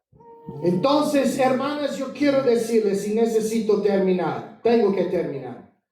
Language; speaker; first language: Spanish; non-native, fluent; English